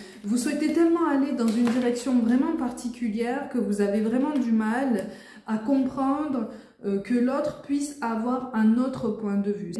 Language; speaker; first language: French; native; French